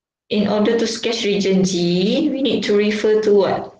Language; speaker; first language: English; non-native, local second language; Malay